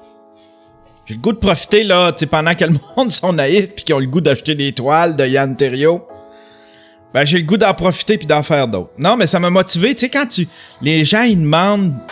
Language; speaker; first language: French; native; French